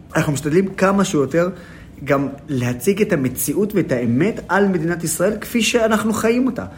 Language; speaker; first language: Hebrew; non-native, local second language; Arabic